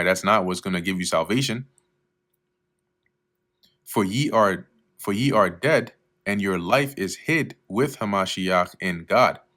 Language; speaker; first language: English; native; English